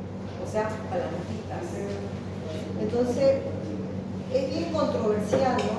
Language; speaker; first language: Spanish; native; Spanish